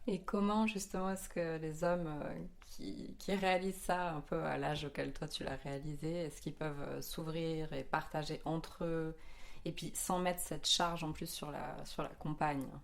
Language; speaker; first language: French; native; French